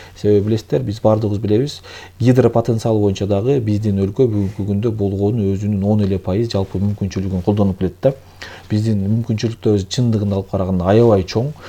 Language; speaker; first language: Kyrgyz; native; Kyrgyz